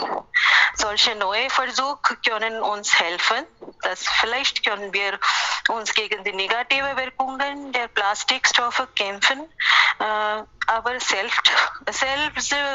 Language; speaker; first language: German; non-native, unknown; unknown